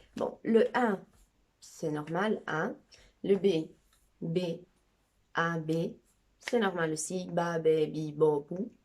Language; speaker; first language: French; non-native, fluent; Portuguese